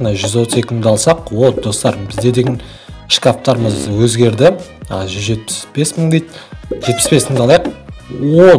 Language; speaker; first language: Kazakh; native; Kazakh